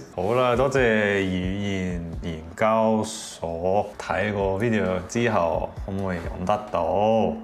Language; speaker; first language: Cantonese; non-native, fluent; English